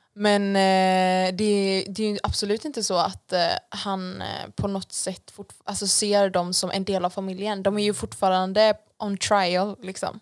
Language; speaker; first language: Swedish; early bilingual, other home language; Persian